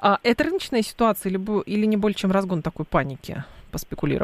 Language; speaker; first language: Russian; native; Russian